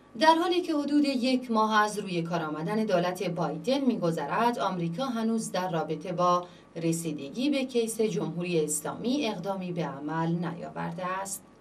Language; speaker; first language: Persian; non-native, local second language; Central Kurdish